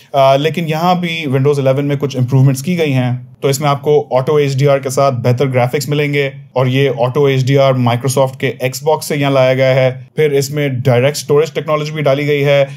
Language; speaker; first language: Urdu; native; Urdu